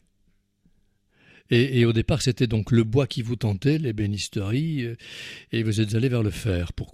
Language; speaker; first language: French; native; French